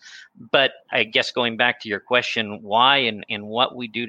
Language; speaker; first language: English; native; English